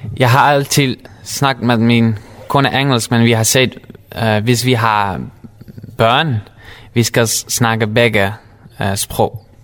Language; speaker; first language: Danish; non-native, learner; Dutch